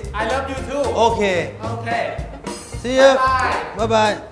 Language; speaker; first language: English; non-native, fluent; Hebrew